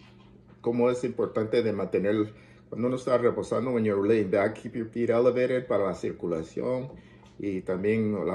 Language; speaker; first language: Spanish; early bilingual, heritage; Spanish